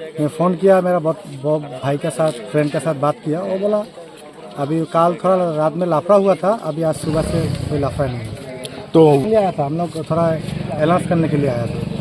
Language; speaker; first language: Hindi; non-native, learner; Bangla